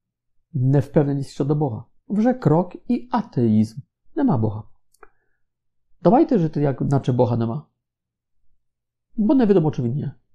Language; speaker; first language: Ukrainian; non-native, fluent; Polish